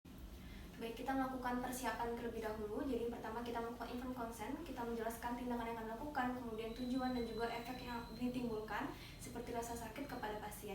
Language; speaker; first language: Indonesian; native; Indonesian